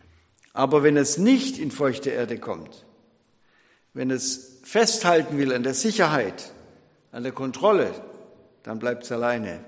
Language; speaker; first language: German; native; German